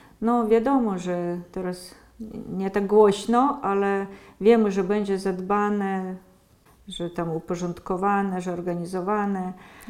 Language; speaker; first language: Polish; early bilingual, heritage; Polish